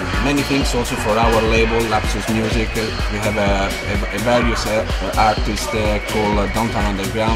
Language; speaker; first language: English; non-native, fluent; Italian